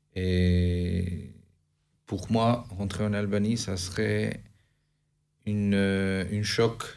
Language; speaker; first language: French; non-native, fluent; Albanian